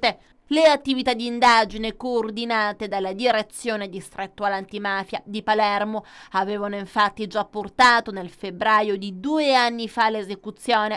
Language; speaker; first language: Italian; native; Italian